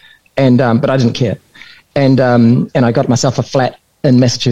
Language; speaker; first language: English; native; English